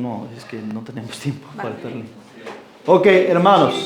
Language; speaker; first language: Spanish; native; Spanish